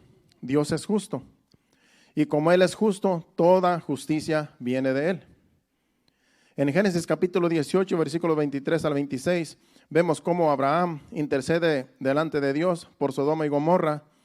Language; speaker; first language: Spanish; native; Spanish